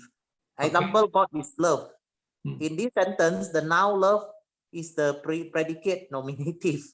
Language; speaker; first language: English; non-native, learner; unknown